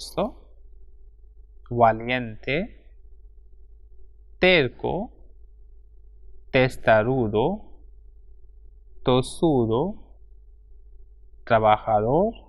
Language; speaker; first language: Spanish; non-native, fluent; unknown